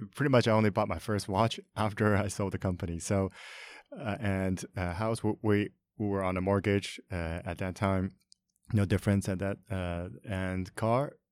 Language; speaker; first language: English; non-native, local second language; Cantonese